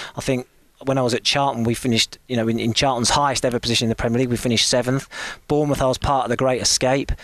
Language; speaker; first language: English; native; English